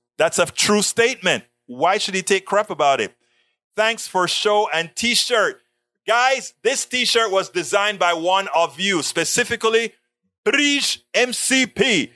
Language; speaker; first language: English; non-native, fluent; Spanish